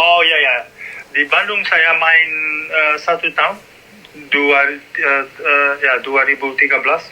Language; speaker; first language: Indonesian; non-native, learner; Dutch